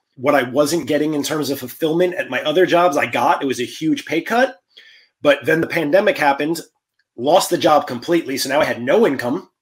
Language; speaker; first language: English; native; English